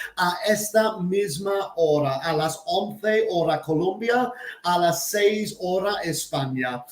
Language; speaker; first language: Spanish; non-native, fluent; English